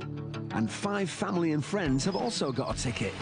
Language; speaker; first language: English; native; English